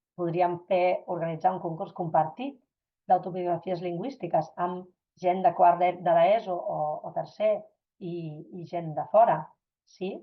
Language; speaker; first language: Catalan; non-native, fluent; German